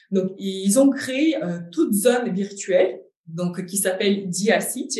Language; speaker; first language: French; non-native, fluent; Ukrainian